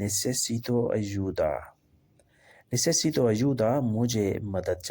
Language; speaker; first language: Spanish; non-native, learner; Urdu